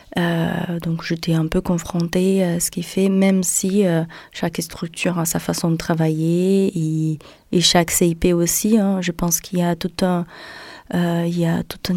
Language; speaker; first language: French; non-native, fluent; Portuguese